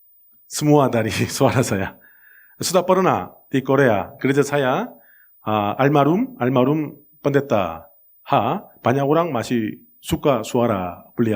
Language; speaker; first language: Indonesian; non-native, fluent; Korean